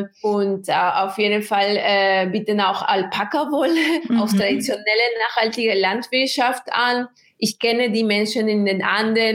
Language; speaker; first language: German; non-native, fluent; Spanish